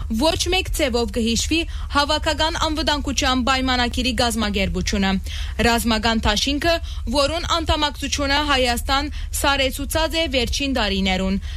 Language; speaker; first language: Armenian; early bilingual, heritage; Armenian